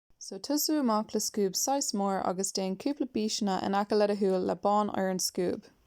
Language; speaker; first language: Irish; non-native, local second language; English